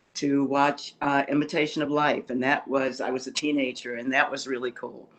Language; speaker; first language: English; native; English